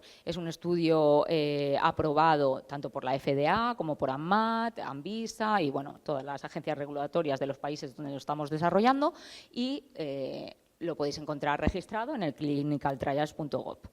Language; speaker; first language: Spanish; native; Spanish